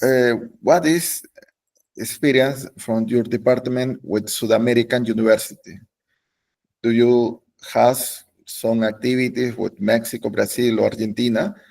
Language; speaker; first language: English; non-native, learner; Spanish